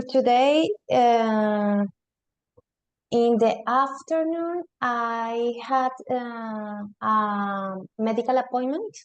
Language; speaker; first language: English; non-native, learner; Spanish